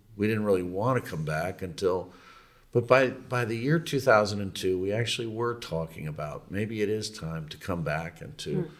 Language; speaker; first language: English; native; English